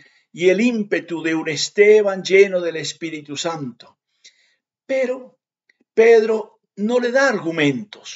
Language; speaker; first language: Spanish; native; Spanish